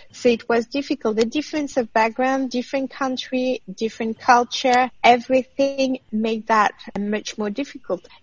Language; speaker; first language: English; non-native, fluent; French